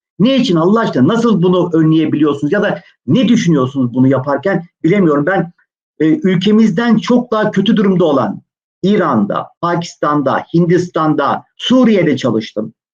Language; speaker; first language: Turkish; native; Turkish